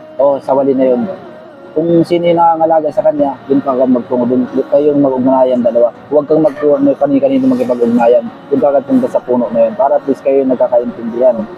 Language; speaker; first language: Filipino; native; Filipino